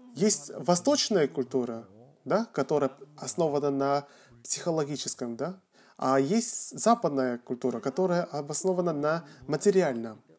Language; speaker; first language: Russian; non-native, fluent; Korean